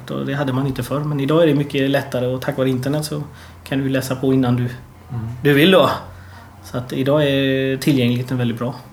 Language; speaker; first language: Swedish; early bilingual, other home language; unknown